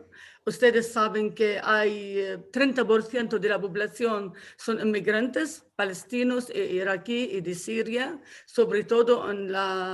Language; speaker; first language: Spanish; non-native, fluent; Arabic